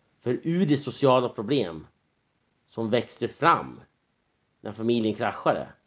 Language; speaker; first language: Swedish; native; Swedish